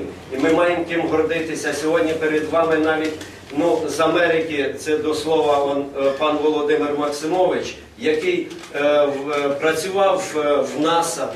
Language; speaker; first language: Ukrainian; native; Ukrainian